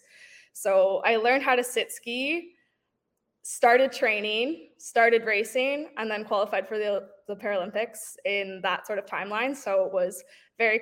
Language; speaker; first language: English; native; English